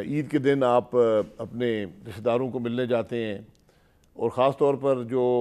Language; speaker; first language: Urdu; non-native, local second language; Punjabi